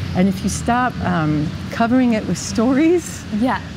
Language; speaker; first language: English; native; English